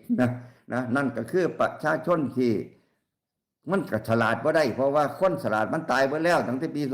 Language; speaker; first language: Thai; non-native, local second language; Lao